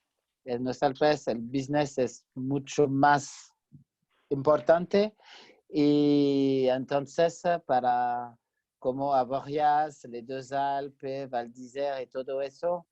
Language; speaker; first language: Spanish; non-native, fluent; French